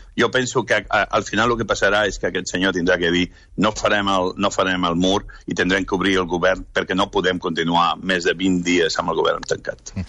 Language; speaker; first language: Catalan; non-native, local second language; Spanish